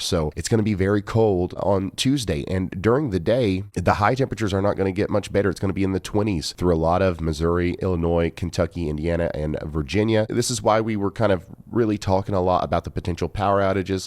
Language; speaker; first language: English; native; English